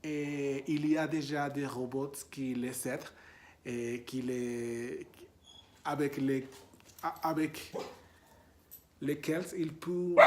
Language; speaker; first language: French; non-native, learner; Spanish